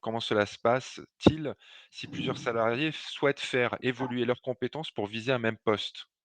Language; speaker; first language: French; native; French